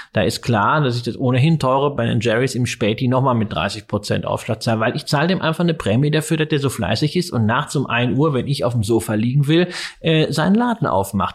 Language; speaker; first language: German; native; German